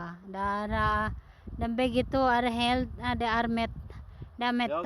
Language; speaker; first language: Norwegian; non-native, fluent; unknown